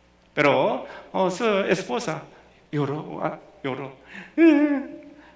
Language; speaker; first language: Spanish; non-native, fluent; Korean